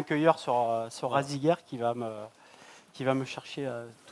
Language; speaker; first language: French; native; French